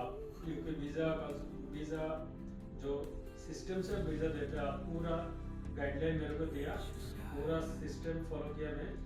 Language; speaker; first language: Hindi; non-native, local second language; Bangla